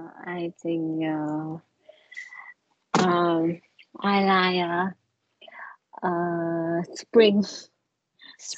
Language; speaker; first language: English; non-native, learner; Vietnamese